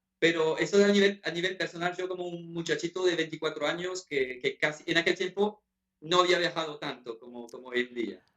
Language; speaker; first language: Spanish; non-native, fluent; French